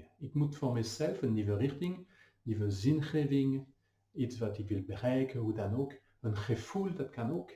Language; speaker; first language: Dutch; non-native, fluent; French